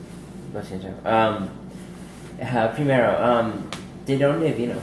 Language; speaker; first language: Spanish; non-native, learner; English